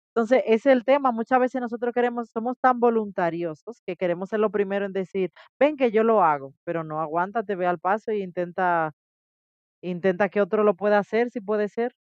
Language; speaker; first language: Spanish; native; Spanish